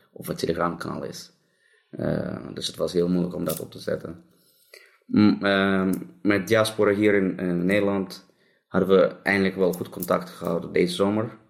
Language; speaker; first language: Dutch; non-native, fluent; Russian